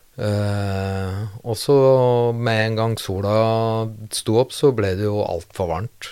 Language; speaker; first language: Norwegian; native; Norwegian